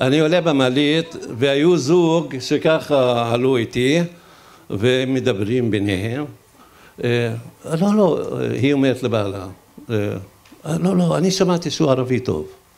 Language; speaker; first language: Hebrew; non-native, local second language; Arabic